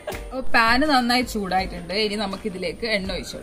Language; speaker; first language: Malayalam; native; Malayalam